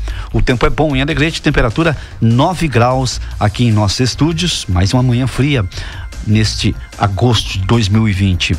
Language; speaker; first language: Portuguese; native; Portuguese